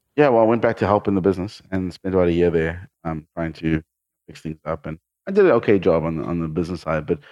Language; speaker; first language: English; native; English